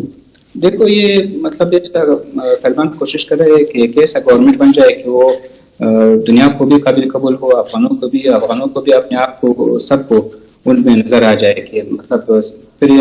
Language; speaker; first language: Urdu; non-native, fluent; Pashto